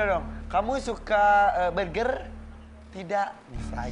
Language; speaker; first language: Indonesian; native; Indonesian